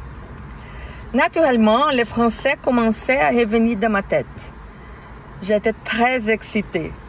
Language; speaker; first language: French; non-native, learner; Portuguese